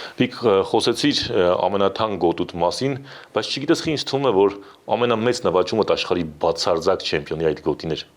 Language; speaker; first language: Armenian; native; Armenian